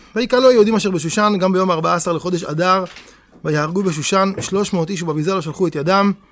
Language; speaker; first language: Hebrew; native; Hebrew